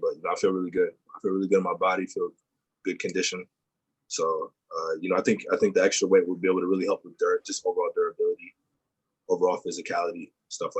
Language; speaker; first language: English; native; English